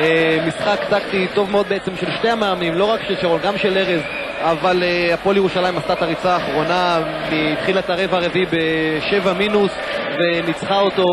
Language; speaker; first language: Hebrew; native; Hebrew